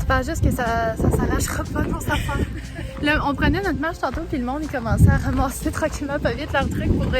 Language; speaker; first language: French; native; French